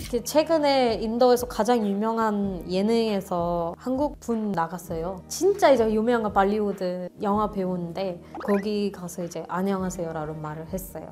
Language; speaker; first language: Korean; non-native, fluent; Marathi